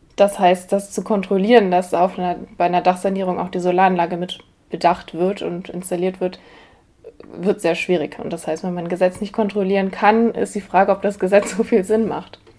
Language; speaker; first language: German; native; German